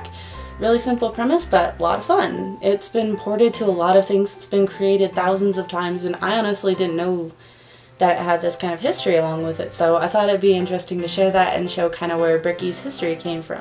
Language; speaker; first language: English; native; English